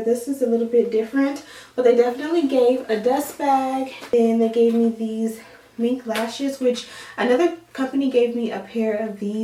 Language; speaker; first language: English; native; English